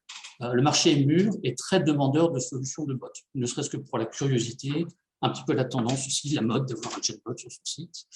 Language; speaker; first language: French; native; French